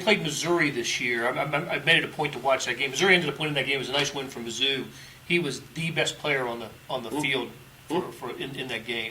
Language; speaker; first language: English; native; English